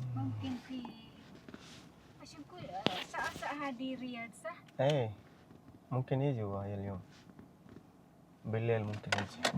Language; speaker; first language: Arabic; non-native, learner; Telugu